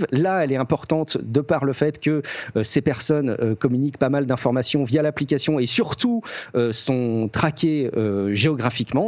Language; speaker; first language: French; native; French